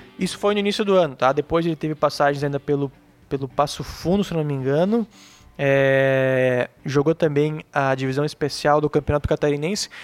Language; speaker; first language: Portuguese; native; Portuguese